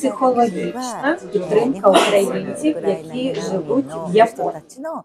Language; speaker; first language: Ukrainian; non-native, fluent; Japanese